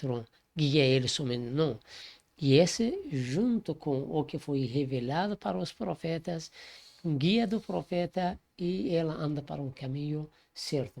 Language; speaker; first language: Portuguese; non-native, learner; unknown